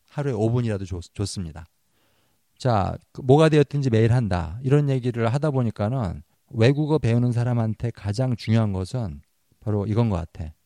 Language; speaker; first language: Korean; native; Korean